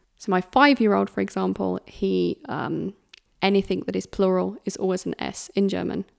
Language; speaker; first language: English; native; English